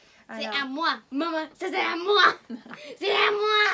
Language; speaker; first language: French; non-native, local second language; English